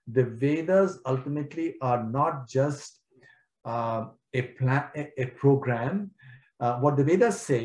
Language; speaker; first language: English; non-native, local second language; Kashmiri